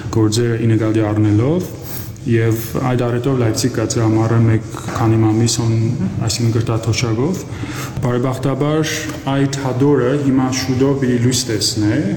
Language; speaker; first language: Armenian; early bilingual, heritage; Armenian